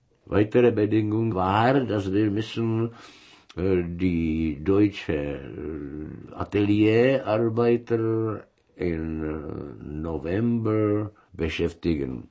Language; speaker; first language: German; non-native, learner; Czech